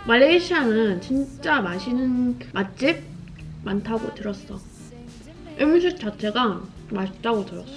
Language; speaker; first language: Korean; non-native, fluent; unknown